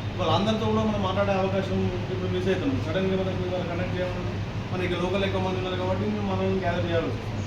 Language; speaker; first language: Telugu; native; Telugu